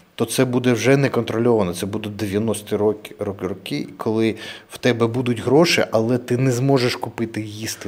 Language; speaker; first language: Ukrainian; non-native, local second language; Russian